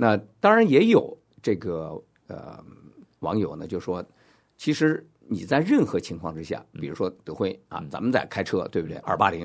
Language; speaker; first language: Chinese; native; Chinese